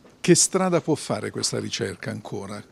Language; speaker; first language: Italian; native; Italian